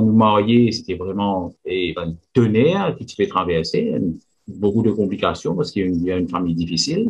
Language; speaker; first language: French; non-native, local second language; Morisyen